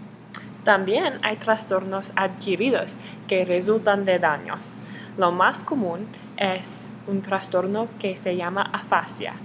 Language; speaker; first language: Spanish; non-native, learner; English